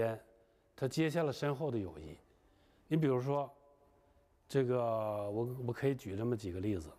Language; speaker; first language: Chinese; native; Chinese